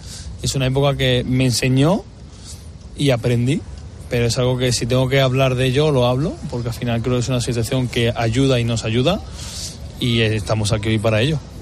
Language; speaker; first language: Spanish; native; Spanish